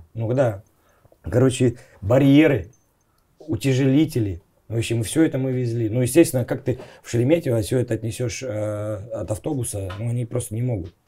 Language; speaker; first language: Russian; native; Russian